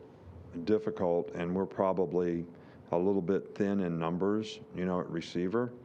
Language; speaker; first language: English; native; English